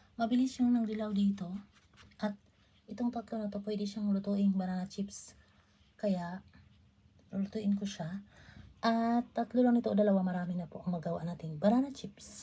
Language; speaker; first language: Filipino; non-native, local second language; Cebuano